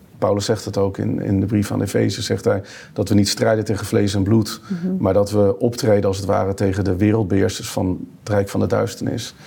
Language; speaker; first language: Dutch; native; Dutch